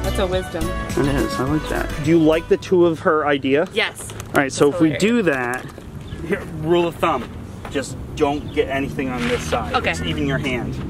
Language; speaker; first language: English; native; English